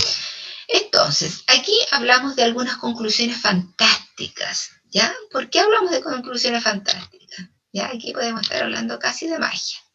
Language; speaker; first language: Spanish; native; Spanish